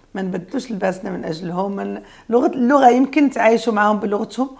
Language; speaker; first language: Arabic; native; Arabic